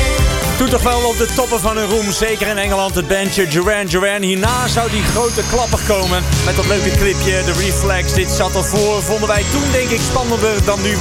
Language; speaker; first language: Dutch; native; Dutch